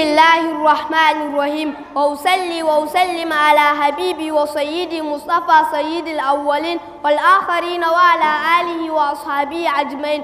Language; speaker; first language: Arabic; non-native, learner; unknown